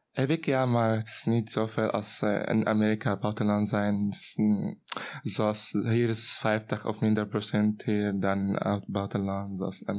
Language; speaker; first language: Dutch; non-native, learner; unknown